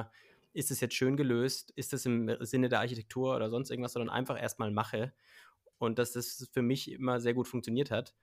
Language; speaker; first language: German; native; German